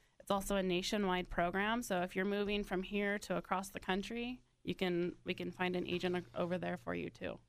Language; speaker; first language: English; native; English